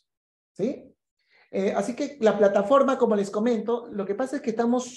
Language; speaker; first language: Spanish; native; Spanish